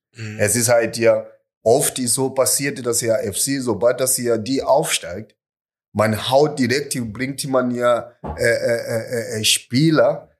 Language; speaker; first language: German; non-native, fluent; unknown